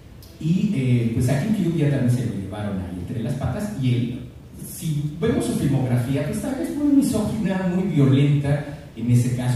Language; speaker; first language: Spanish; native; Spanish